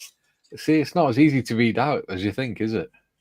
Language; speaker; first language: English; native; English